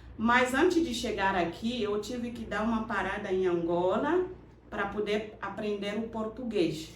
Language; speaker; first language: Portuguese; non-native, fluent; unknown